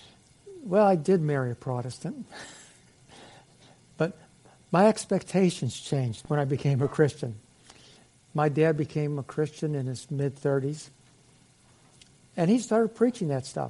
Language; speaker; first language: English; native; English